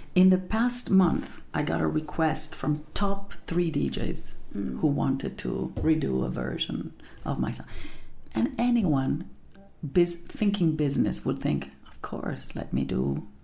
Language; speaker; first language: English; non-native, fluent; Italian